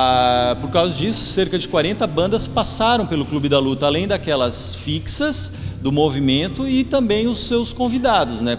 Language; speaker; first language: Portuguese; native; Portuguese